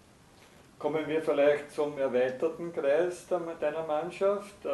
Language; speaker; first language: German; native; German